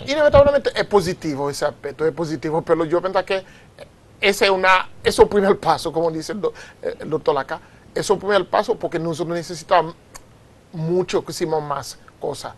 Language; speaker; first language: Spanish; non-native, fluent; Haitian Creole